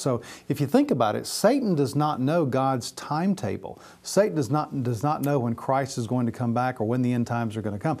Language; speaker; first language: English; native; English